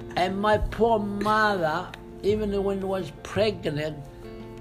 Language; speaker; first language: English; non-native, learner; Italian